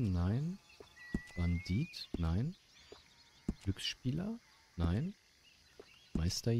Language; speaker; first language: German; native; German